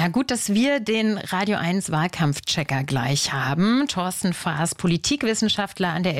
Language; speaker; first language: German; native; German